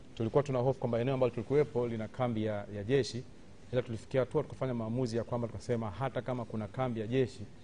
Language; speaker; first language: Swahili; native; Swahili